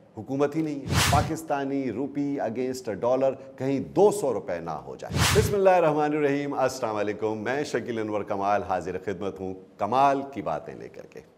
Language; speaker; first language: Urdu; native; Urdu